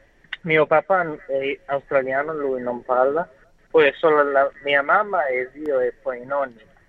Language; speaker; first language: Italian; non-native, learner; English